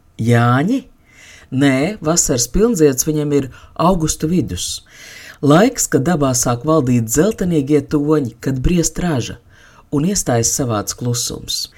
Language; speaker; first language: Latvian; native; Latvian